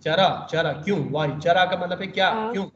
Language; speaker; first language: Urdu; native; Urdu